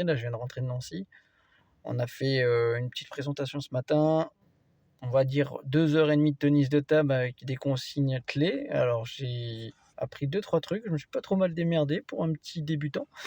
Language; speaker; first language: French; native; French